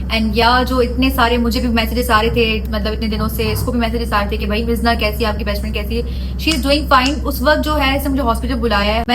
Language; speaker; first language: Urdu; native; Urdu